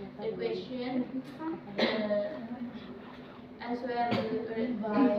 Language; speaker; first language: English; non-native, learner; Indonesian